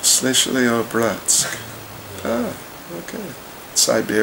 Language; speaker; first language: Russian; non-native, learner; English